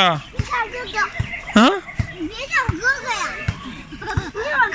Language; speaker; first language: Chinese; native; Chinese